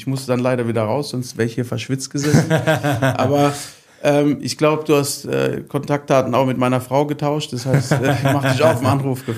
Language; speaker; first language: German; native; German